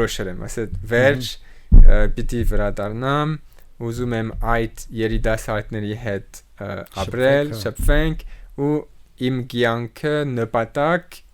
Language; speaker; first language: Armenian; non-native, learner; French